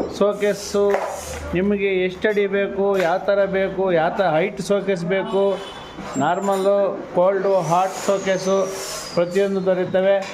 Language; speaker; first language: Kannada; native; Kannada